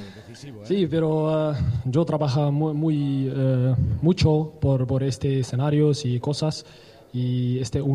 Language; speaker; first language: Spanish; non-native, learner; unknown